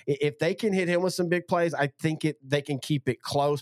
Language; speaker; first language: English; native; English